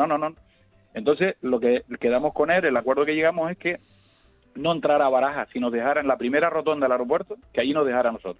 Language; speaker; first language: Spanish; native; Spanish